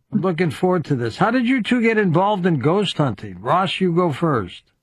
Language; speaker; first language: English; native; English